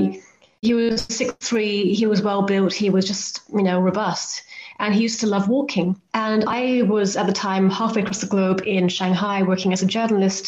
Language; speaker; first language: English; native; English